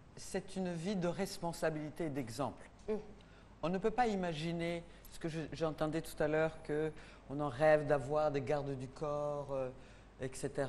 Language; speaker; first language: French; non-native, local second language; Rundi